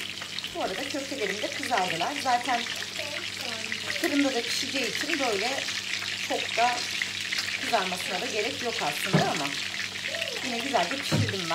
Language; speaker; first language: Turkish; native; Turkish